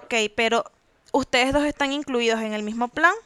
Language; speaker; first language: Spanish; native; Spanish